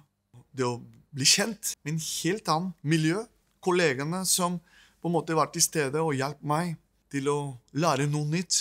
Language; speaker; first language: Norwegian; non-native, fluent; Spanish